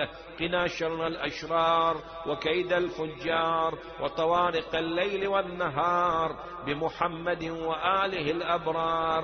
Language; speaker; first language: Arabic; native; Arabic